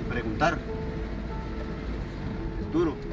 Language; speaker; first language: Spanish; native; Spanish